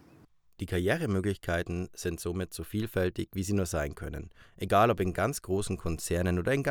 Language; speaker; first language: German; native; German